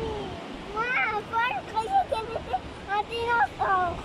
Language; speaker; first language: French; native; French